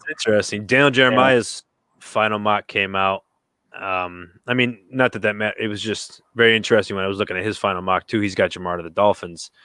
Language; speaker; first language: English; native; English